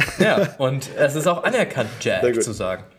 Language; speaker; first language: German; native; German